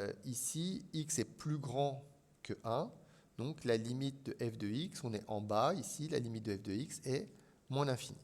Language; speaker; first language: French; native; French